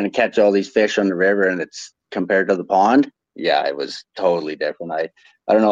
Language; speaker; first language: English; native; English